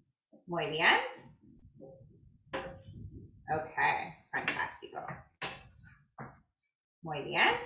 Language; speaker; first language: Spanish; non-native, fluent; English